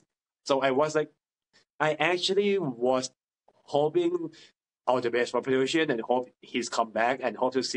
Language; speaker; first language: English; non-native, fluent; Thai